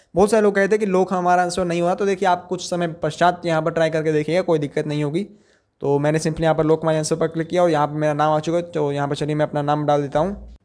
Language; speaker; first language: Hindi; native; Hindi